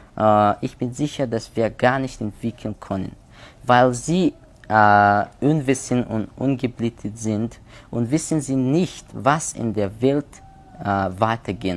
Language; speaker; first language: German; non-native, learner; Persian